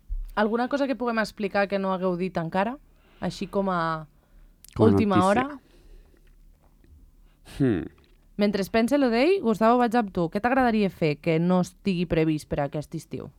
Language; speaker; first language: Catalan; native; Catalan